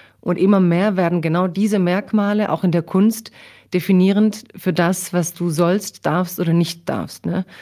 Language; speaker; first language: German; early bilingual, other home language; Croatian